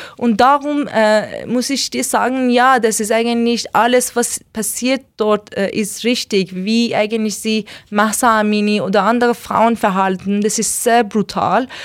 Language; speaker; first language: German; non-native, learner; Persian